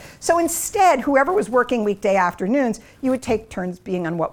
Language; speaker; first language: English; native; English